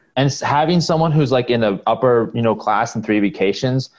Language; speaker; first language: English; native; English